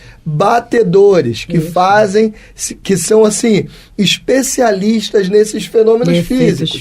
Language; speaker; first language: Portuguese; native; Portuguese